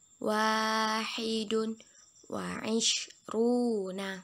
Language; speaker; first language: Arabic; non-native, fluent; Indonesian